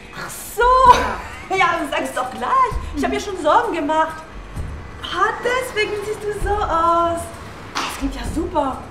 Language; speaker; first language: German; non-native, fluent; French